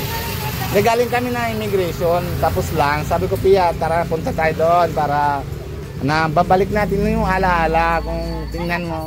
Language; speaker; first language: Filipino; non-native, fluent; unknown